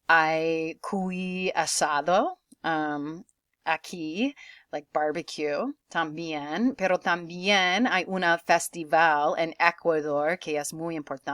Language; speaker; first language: Spanish; non-native, learner; English